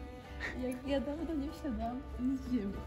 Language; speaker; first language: Polish; native; Polish